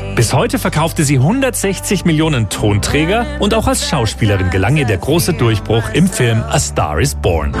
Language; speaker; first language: German; native; German